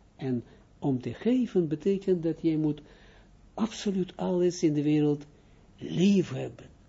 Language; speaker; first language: Dutch; non-native, fluent; Hebrew